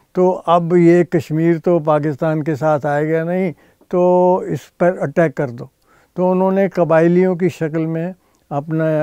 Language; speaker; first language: Hindi; native; Hindi